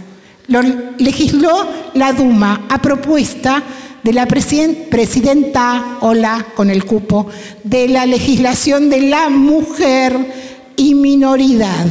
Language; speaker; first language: Spanish; native; Spanish